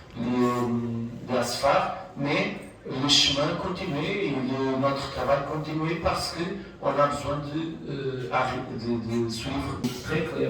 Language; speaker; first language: French; non-native, fluent; Portuguese